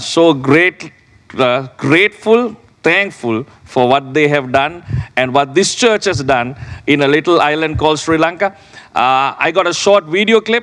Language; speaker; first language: English; non-native, local second language; Sinhala